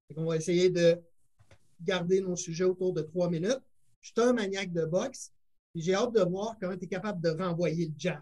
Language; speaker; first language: French; native; French